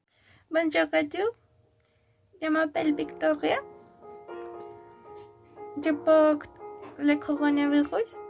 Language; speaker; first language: French; non-native, learner; Spanish